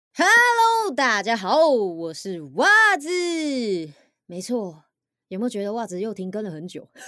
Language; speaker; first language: Chinese; native; Chinese